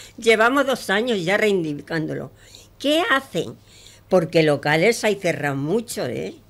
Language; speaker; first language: Spanish; native; Spanish